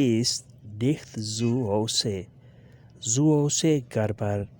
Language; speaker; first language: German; non-native, learner; Urdu